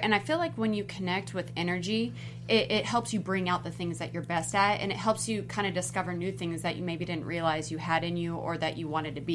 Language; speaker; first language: English; native; English